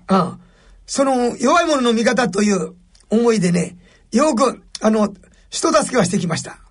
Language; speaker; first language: Japanese; native; Japanese